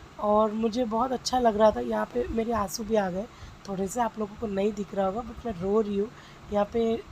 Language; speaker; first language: Hindi; non-native, local second language; Bangla